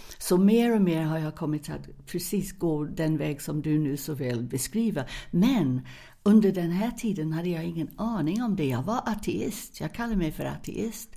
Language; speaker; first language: Swedish; non-native, fluent; English